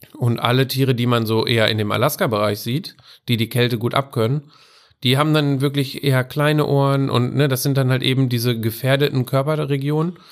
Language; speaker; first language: German; native; German